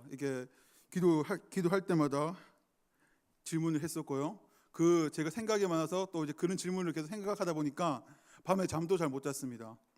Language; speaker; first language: Korean; native; Korean